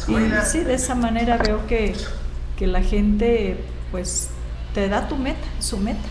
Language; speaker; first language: Spanish; native; Spanish